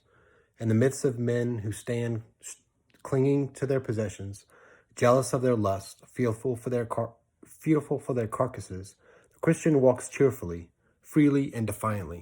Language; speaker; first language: English; native; English